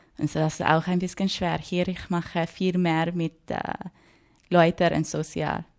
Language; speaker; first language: German; non-native, learner; English